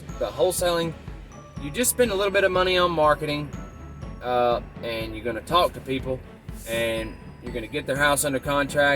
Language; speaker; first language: English; native; English